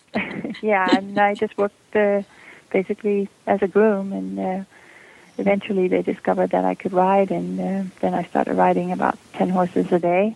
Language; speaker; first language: English; non-native, fluent; Danish